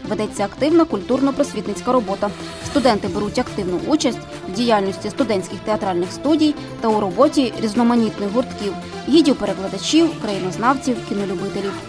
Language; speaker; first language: Ukrainian; native; Ukrainian